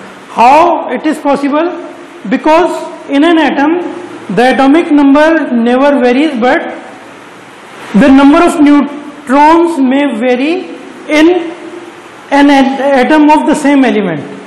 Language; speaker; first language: English; non-native, local second language; Urdu